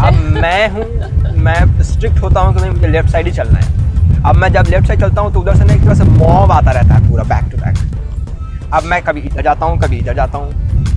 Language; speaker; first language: Hindi; native; Hindi